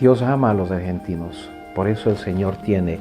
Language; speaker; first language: Spanish; native; Spanish